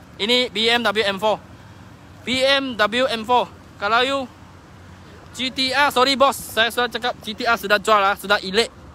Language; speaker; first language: Malay; non-native, local second language; Chinese